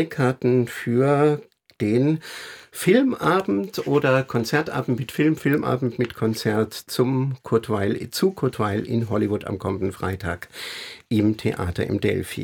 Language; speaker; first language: German; native; German